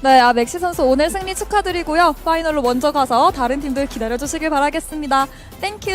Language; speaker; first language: Korean; native; Korean